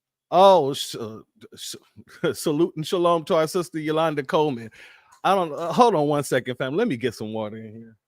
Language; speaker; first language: English; native; English